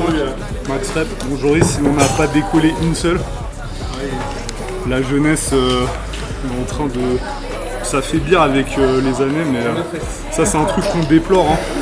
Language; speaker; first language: French; native; French